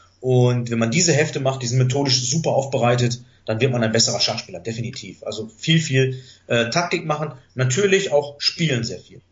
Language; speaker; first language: German; early bilingual, other home language; Greek